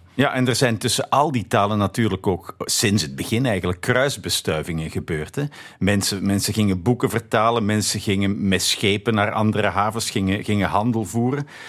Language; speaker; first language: Dutch; native; Dutch